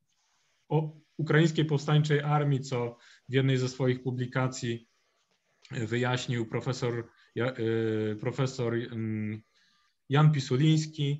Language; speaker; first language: Polish; native; Polish